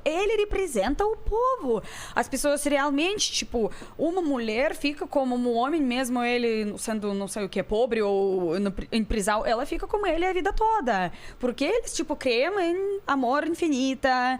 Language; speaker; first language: Portuguese; non-native, fluent; Russian